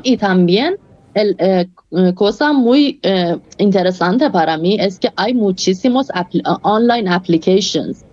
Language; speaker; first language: Spanish; non-native, fluent; Persian